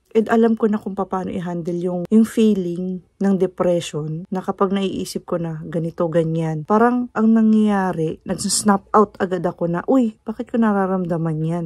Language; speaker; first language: Filipino; native; Filipino